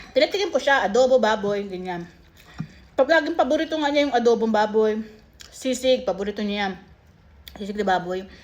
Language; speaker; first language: Filipino; native; Filipino